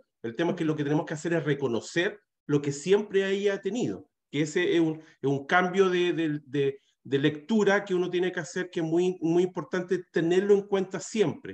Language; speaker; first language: Spanish; native; Spanish